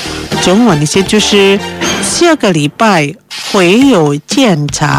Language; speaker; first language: Chinese; non-native, local second language; Indonesian